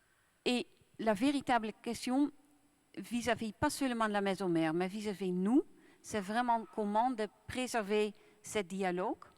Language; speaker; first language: French; non-native, fluent; Dutch